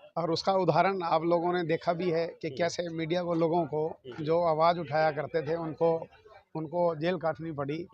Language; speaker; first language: Hindi; native; Hindi